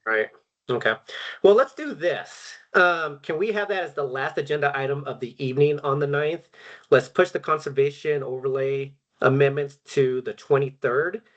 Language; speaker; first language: English; native; English